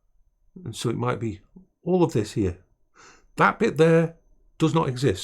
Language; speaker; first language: English; native; English